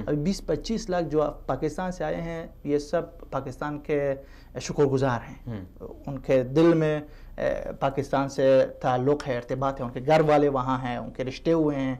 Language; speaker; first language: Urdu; non-native, fluent; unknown